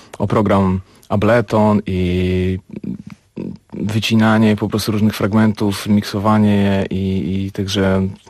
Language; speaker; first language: Polish; native; Polish